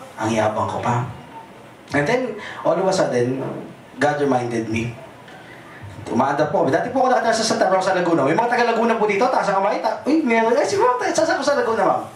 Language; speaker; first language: Filipino; non-native, local second language; Cebuano